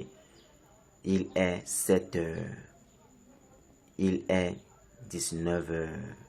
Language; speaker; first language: French; non-native, fluent; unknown